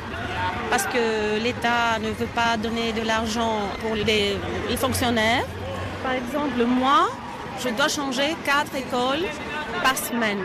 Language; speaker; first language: French; non-native, fluent; Greek